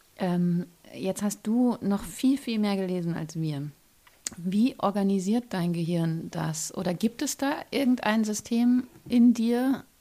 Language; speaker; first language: German; native; German